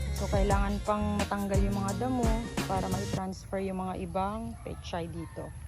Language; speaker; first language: Filipino; non-native, local second language; Iloko